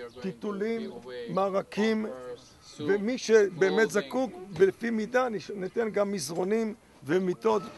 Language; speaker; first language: Hebrew; native; Hebrew